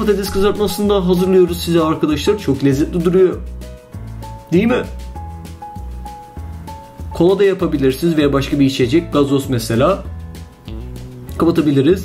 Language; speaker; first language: Turkish; non-native, fluent; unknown